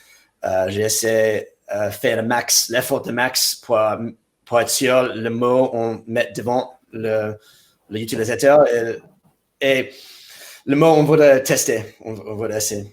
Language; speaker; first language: French; non-native, fluent; English